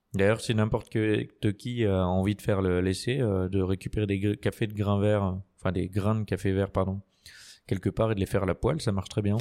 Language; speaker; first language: French; native; French